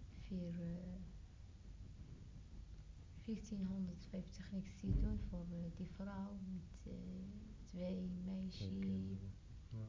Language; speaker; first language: Dutch; non-native, learner; Arabic